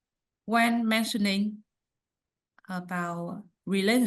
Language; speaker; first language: English; non-native, learner; Vietnamese